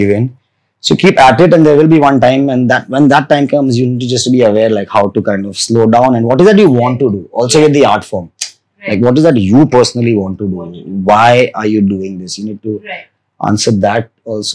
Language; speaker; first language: English; non-native, local second language; Gujarati